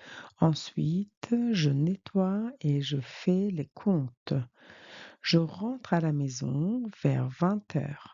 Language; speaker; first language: French; non-native, fluent; Mongolian